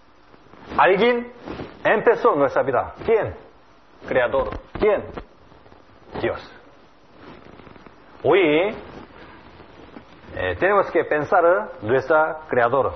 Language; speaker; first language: Spanish; non-native, learner; Korean